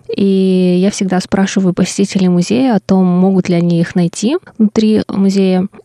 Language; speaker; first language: Russian; native; Russian